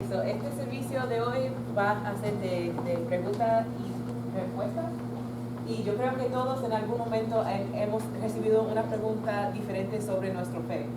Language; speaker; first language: Spanish; early bilingual, heritage; Spanish